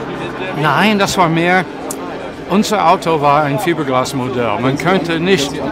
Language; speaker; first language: German; non-native, fluent; English